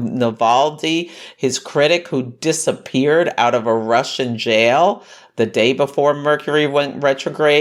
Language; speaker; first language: English; native; English